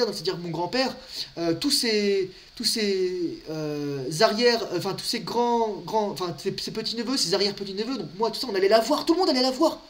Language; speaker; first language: French; native; French